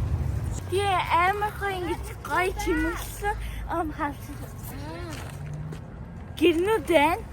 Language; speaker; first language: Mongolian; early bilingual, heritage; Mongolian